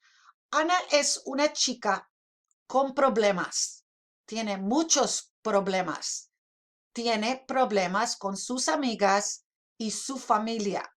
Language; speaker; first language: Spanish; non-native, fluent; English